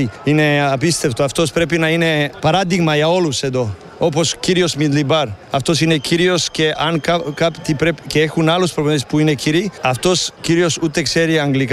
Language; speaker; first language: Greek; non-native, learner; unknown